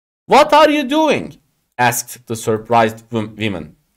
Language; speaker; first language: English; non-native, fluent; Turkish